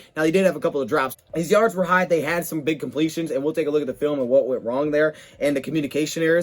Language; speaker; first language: English; native; English